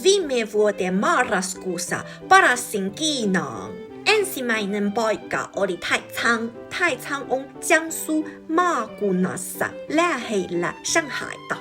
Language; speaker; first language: Finnish; non-native, learner; Chinese